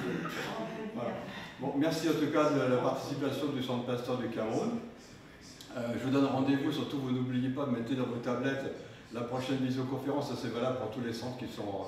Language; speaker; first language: French; native; French